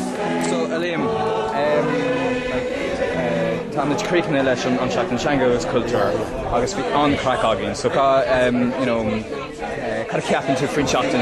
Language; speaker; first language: Irish; non-native, learner; English